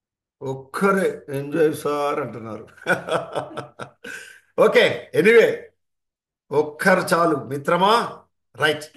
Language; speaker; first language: Telugu; native; Telugu